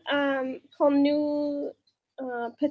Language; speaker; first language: French; non-native, learner; English